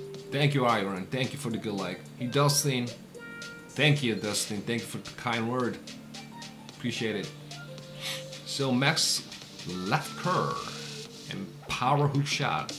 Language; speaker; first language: English; non-native, fluent; Korean